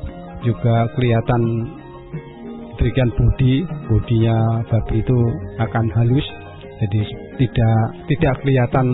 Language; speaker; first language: Indonesian; non-native, local second language; Javanese